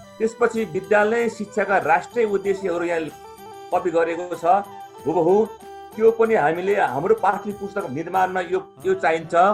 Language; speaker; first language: Nepali; non-native, local second language; Eastern Tamang